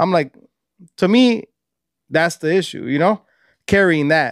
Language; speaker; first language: English; early bilingual, other home language; Spanish